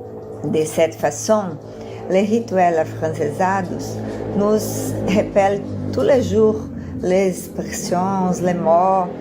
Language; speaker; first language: French; non-native, learner; Portuguese